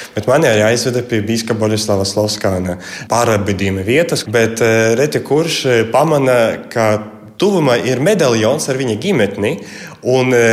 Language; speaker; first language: Latvian; early bilingual, heritage; Russian